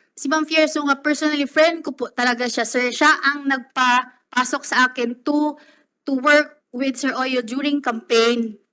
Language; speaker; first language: Filipino; non-native, local second language; Cebuano